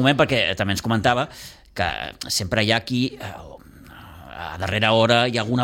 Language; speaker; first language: Catalan; native; Catalan